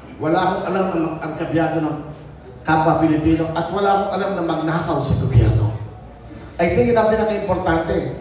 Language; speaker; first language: Filipino; native; Filipino